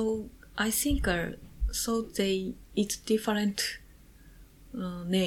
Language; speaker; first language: English; non-native, learner; Japanese